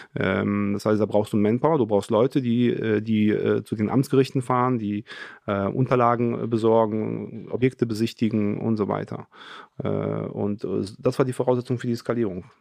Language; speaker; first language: German; early bilingual, other home language; Polish